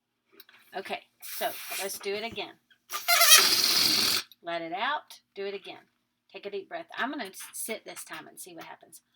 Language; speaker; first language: English; native; English